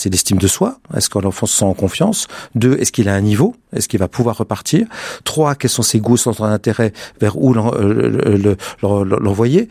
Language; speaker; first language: French; native; French